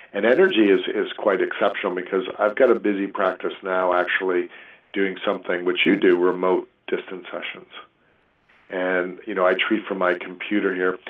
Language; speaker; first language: English; native; English